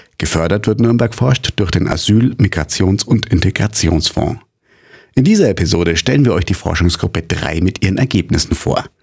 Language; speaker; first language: German; native; German